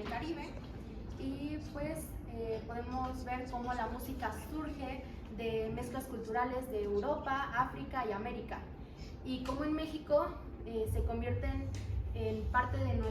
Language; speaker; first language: Spanish; native; Spanish